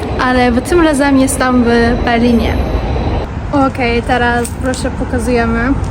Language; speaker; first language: Polish; non-native, learner; Turkish